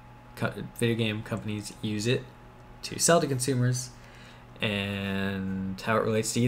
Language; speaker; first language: English; native; English